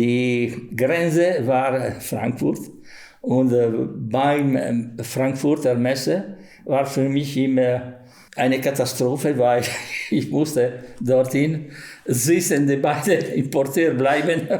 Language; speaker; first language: German; non-native, fluent; Italian